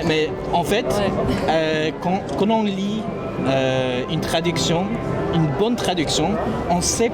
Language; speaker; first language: French; non-native, fluent; English